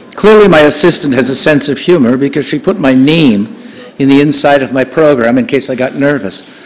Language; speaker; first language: English; native; English